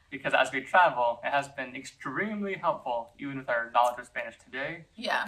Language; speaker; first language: English; native; English